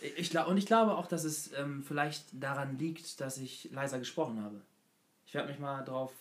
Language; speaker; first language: German; native; German